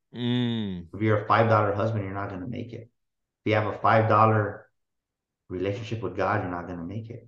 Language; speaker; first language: English; native; English